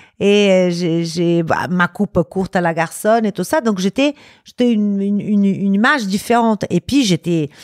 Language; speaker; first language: French; non-native, fluent; Portuguese